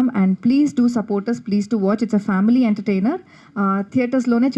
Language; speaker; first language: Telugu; non-native, fluent; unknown